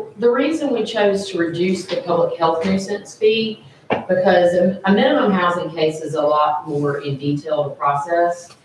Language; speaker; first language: English; native; English